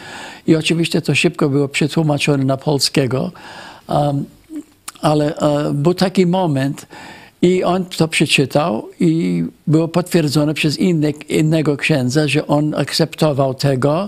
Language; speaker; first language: Polish; non-native, fluent; English